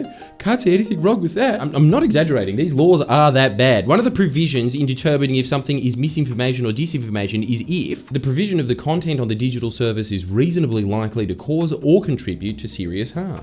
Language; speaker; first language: English; native; English